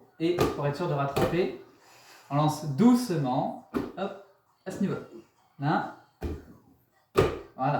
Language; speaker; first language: French; native; French